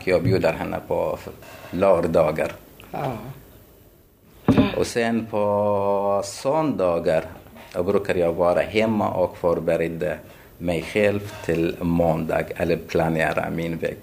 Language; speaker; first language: Swedish; non-native, fluent; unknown